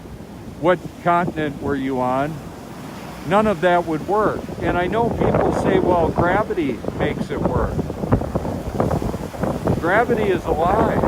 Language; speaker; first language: English; native; English